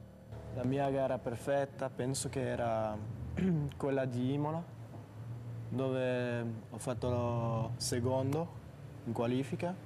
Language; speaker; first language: Italian; non-native, learner; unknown